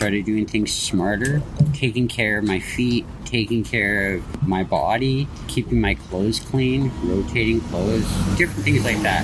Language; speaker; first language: English; native; English